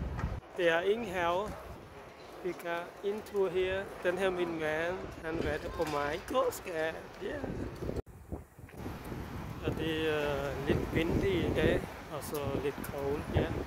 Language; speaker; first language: Danish; non-native, learner; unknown